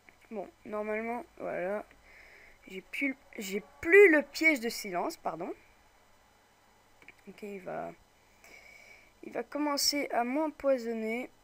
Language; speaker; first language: French; native; French